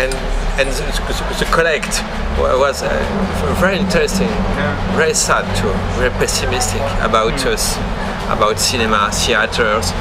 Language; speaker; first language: English; non-native, learner; French